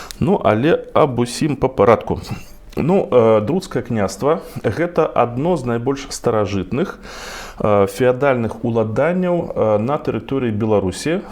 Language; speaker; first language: Belarusian; non-native, local second language; Russian